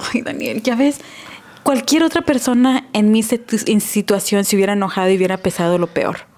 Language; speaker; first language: Spanish; early bilingual, heritage; Spanish